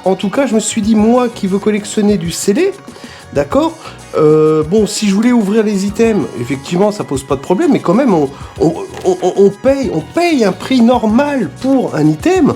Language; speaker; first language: French; native; French